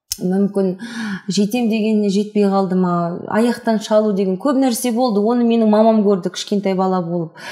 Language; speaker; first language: Kazakh; non-native, local second language; Russian